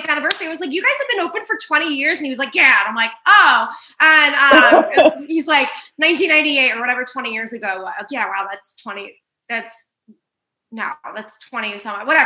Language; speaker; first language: English; native; English